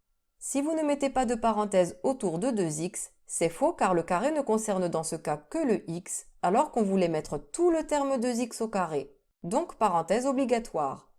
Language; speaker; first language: French; native; French